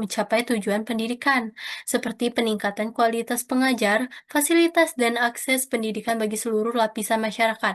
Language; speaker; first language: Indonesian; native; Indonesian